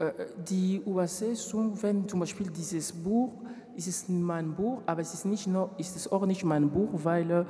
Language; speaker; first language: German; non-native, learner; French